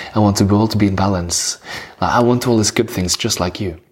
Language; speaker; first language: English; non-native, fluent; Norwegian